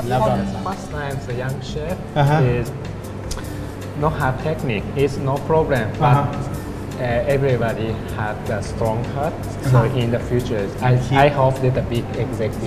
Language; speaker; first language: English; non-native, learner; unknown